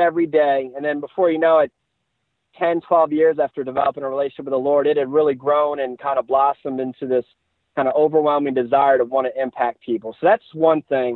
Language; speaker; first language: English; native; English